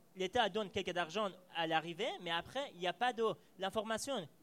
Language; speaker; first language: French; non-native, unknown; Persian